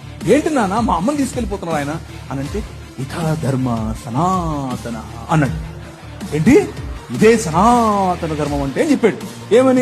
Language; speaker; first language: Telugu; native; Telugu